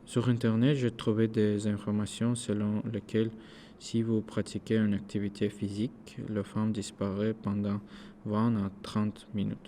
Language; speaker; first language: French; non-native, learner; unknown